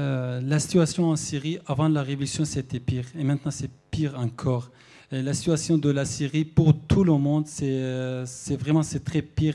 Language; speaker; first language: French; non-native, fluent; Arabic